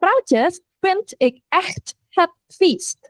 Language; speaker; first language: Dutch; non-native, fluent; Indonesian